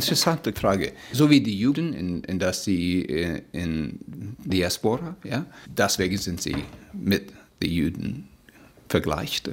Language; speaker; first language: German; early bilingual, heritage; Plautdietsch